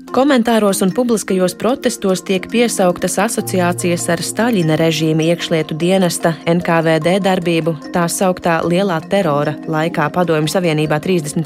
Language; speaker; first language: Latvian; native; Latvian